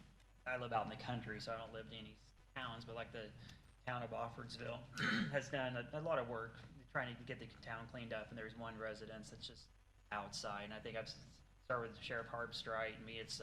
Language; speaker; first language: English; native; English